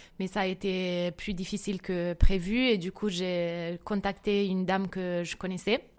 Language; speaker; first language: French; non-native, fluent; Italian